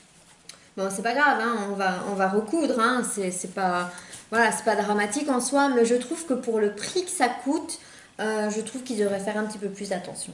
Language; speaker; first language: French; native; French